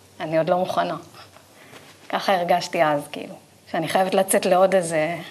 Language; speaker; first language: Hebrew; native; Hebrew